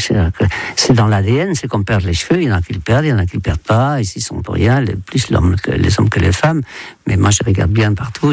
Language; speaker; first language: French; non-native, fluent; Dutch